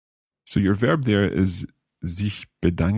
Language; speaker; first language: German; non-native, learner; English